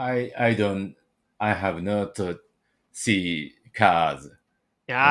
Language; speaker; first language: English; non-native, learner; Japanese